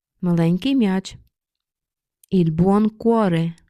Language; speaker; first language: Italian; non-native, learner; Ukrainian